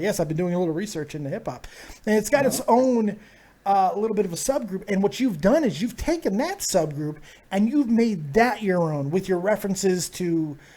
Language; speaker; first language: English; native; English